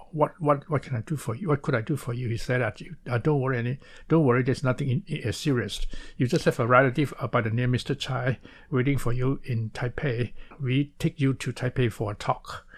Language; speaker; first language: English; non-native, local second language; Cantonese